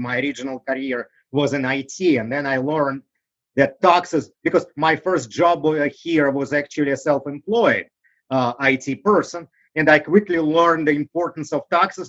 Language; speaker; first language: English; non-native, fluent; Russian